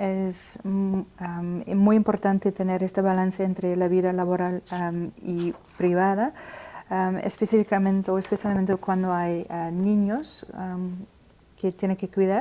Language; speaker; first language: Spanish; non-native, fluent; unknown